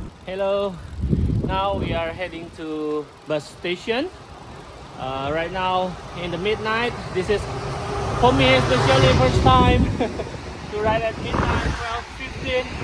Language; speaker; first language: English; non-native, learner; Indonesian